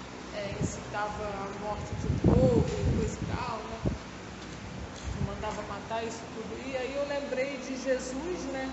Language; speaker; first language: Portuguese; native; Portuguese